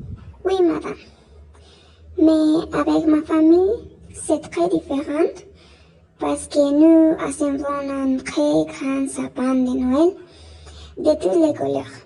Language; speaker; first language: French; non-native, learner; Spanish